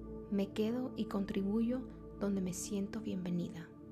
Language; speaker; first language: Spanish; early bilingual, heritage; Spanish